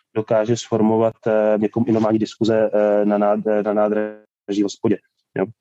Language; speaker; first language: Czech; native; Czech